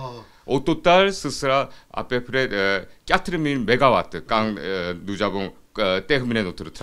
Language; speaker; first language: French; non-native, fluent; Korean